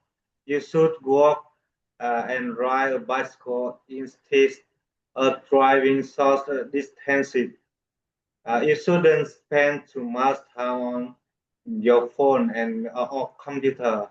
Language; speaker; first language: English; non-native, learner; Vietnamese